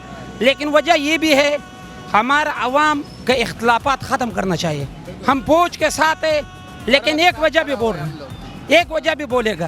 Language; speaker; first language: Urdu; non-native, local second language; Pashto